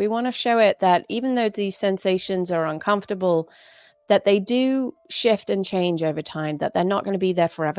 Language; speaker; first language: English; native; English